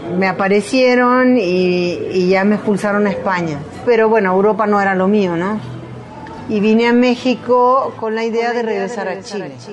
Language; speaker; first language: Spanish; native; Spanish